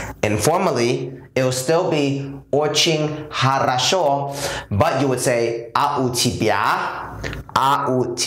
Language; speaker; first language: Russian; non-native, learner; English